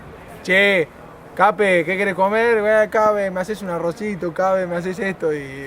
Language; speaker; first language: Spanish; native; Spanish